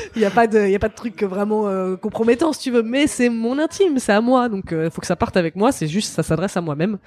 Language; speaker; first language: French; native; French